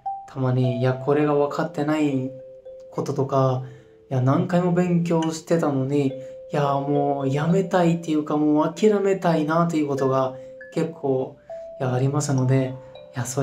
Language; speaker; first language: Japanese; non-native, fluent; Hindi